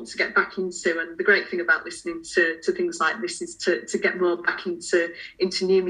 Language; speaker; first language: English; native; English